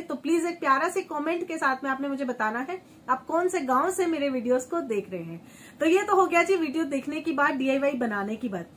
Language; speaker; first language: Hindi; native; Hindi